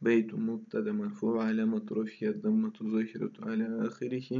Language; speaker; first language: Arabic; non-native, fluent; Russian